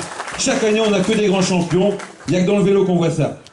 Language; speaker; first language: French; native; French